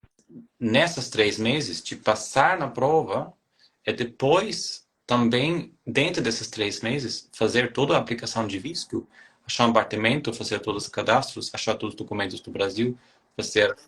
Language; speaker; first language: Portuguese; non-native, fluent; German